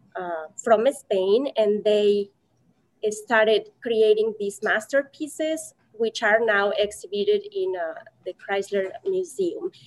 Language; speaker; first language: English; non-native, fluent; Spanish